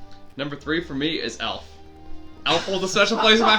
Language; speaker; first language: English; native; English